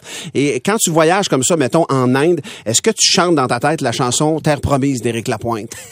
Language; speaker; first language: French; native; French